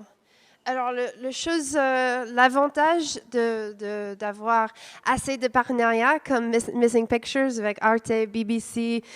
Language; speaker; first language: French; non-native, fluent; English